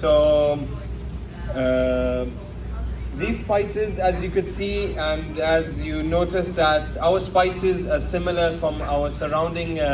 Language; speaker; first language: English; non-native, local second language; Arabic